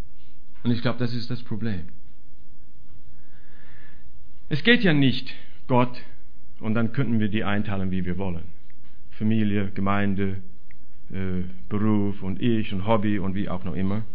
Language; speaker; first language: German; non-native, fluent; English